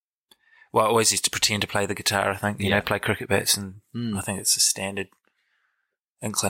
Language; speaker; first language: English; native; English